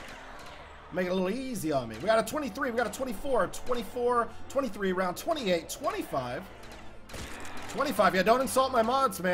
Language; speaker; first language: English; native; English